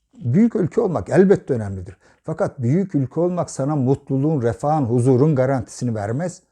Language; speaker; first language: Turkish; native; Turkish